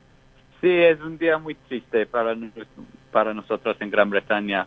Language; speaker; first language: Spanish; non-native, fluent; English